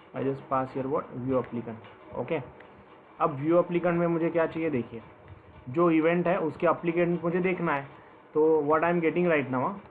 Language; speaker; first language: Hindi; non-native, local second language; Marathi